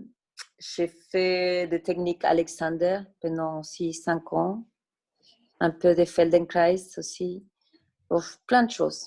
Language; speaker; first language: French; non-native, fluent; Spanish